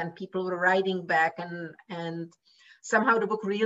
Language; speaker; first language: English; non-native, fluent; Czech